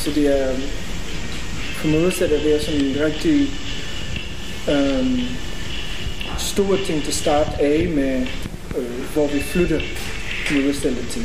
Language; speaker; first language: Danish; non-native, fluent; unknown